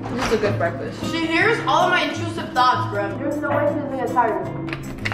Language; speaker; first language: English; native; English